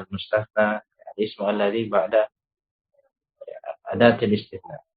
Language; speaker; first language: Arabic; non-native, fluent; Indonesian